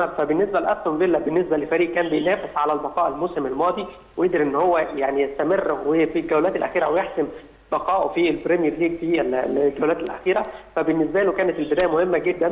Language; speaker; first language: Arabic; native; Arabic